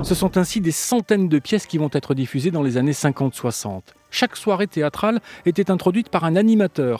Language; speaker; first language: French; native; French